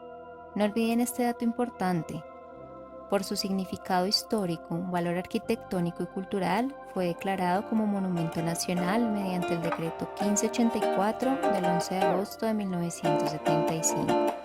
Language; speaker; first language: Spanish; native; Spanish